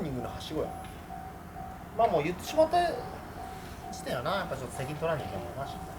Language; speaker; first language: Japanese; native; Japanese